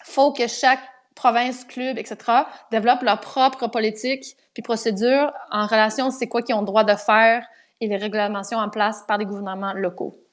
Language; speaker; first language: French; non-native, local second language; English